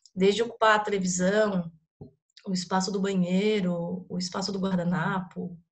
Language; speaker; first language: Portuguese; native; Portuguese